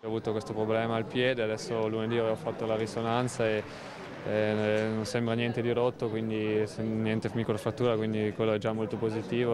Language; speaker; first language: Italian; non-native, local second language; German